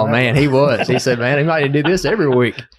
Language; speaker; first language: English; native; English